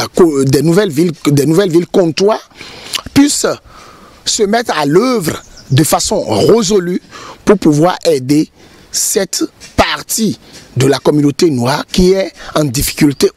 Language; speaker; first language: French; non-native, local second language; Fon